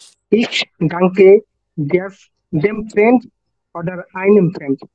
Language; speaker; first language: German; non-native, learner; Bangla